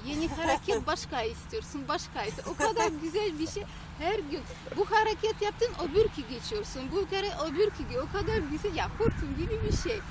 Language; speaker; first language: Turkish; non-native, learner; Russian